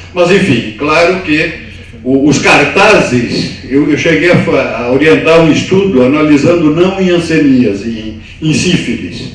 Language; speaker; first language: Portuguese; native; Portuguese